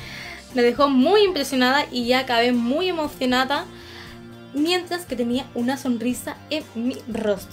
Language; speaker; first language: Spanish; native; Spanish